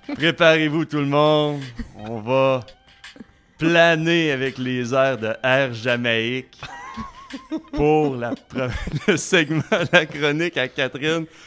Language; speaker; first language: French; native; French